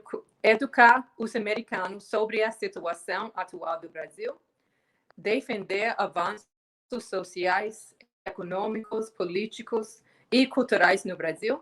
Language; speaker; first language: Portuguese; non-native, fluent; English